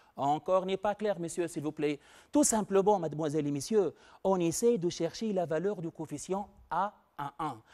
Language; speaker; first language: French; non-native, local second language; Arabic